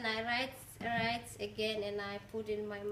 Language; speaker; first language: English; non-native, learner; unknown